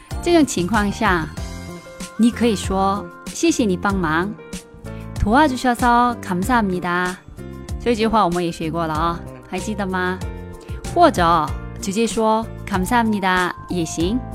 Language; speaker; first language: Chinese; non-native, fluent; Korean